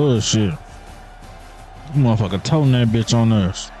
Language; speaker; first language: English; native; English